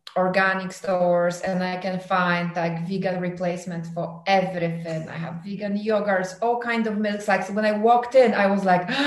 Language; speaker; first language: English; non-native, fluent; Polish